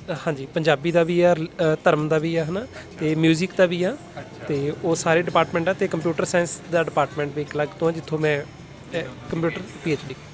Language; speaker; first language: Punjabi; native; Punjabi